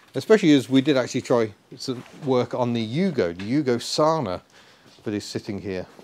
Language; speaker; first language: English; native; English